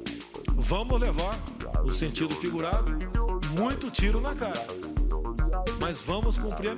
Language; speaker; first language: Portuguese; native; Portuguese